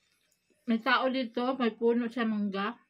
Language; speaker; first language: Filipino; non-native, local second language; Cebuano